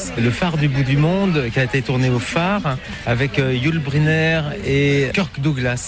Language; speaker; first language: French; native; French